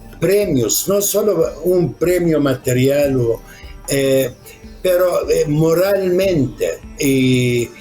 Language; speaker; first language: Spanish; non-native, fluent; Arabic